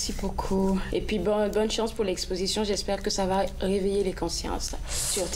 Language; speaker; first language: French; native; French